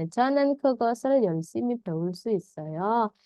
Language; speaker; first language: Korean; non-native, learner; Indonesian